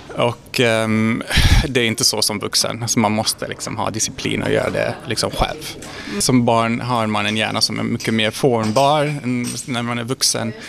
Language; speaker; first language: Swedish; non-native, fluent; Hungarian